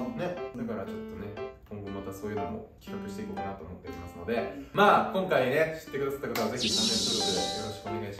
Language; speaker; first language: Japanese; native; Japanese